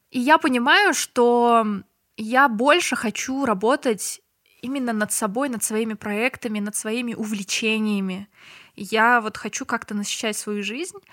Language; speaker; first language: Russian; non-native, local second language; Turkmen